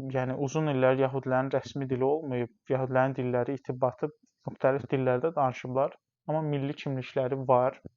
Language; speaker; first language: Azerbaijani; non-native, local second language; Talysh